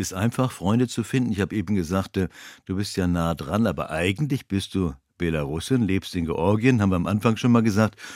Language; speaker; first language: German; native; German